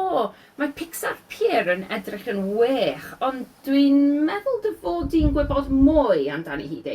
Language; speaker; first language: Welsh; non-native, learner; English